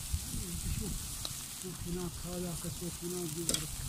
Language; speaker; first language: Arabic; native; Arabic